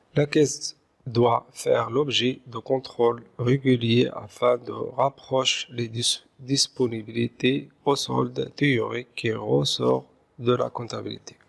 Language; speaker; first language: French; non-native, local second language; Arabic